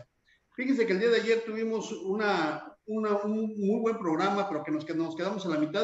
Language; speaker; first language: Spanish; native; Spanish